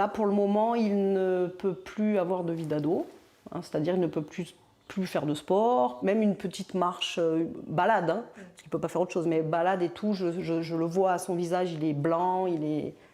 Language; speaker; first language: French; native; French